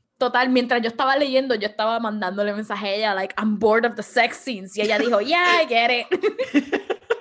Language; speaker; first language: Spanish; early bilingual, heritage; Spanish